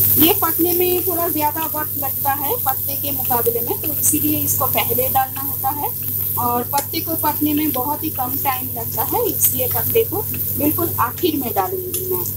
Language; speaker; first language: Hindi; non-native, local second language; Bangla